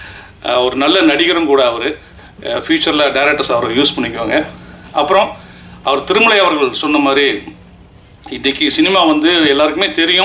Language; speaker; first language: Tamil; native; Tamil